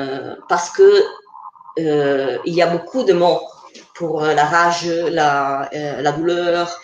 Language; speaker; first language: French; non-native, fluent; Italian